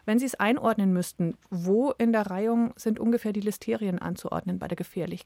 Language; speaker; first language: German; native; German